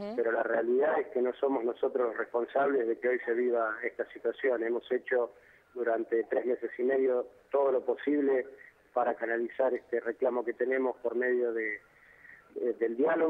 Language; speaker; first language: Spanish; native; Spanish